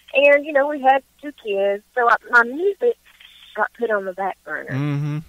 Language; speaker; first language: English; native; English